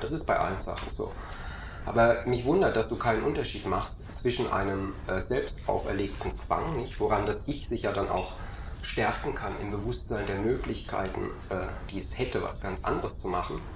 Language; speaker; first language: German; native; German